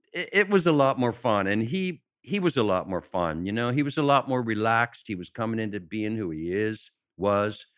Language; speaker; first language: English; native; English